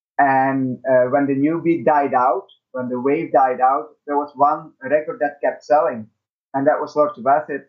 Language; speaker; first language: English; non-native, fluent; Dutch